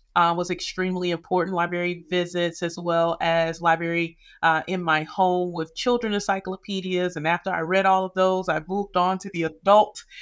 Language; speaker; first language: English; native; English